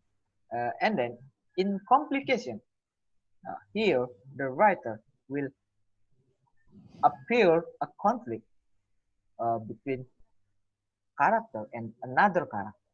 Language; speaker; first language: English; non-native, learner; Indonesian